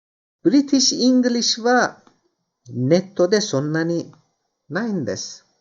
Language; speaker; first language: Japanese; non-native, fluent; Turkish